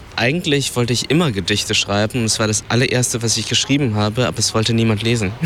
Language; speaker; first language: German; early bilingual, other home language; Vietnamese